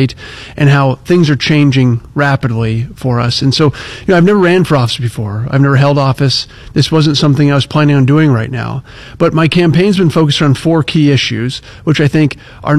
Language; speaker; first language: English; native; English